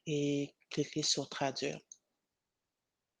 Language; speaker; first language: French; native; French